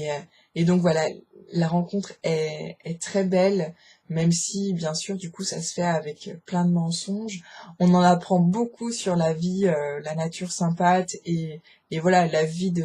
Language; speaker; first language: French; native; French